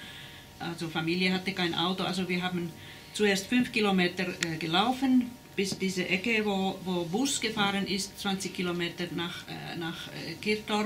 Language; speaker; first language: German; non-native, fluent; Finnish